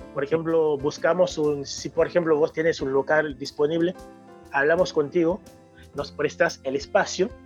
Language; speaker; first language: Spanish; non-native, fluent; Haitian Creole